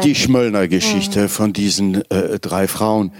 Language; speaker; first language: German; native; German